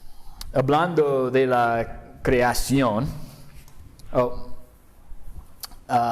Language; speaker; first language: Spanish; non-native, fluent; English